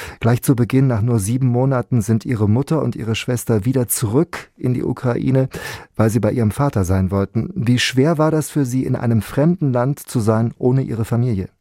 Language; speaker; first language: German; native; German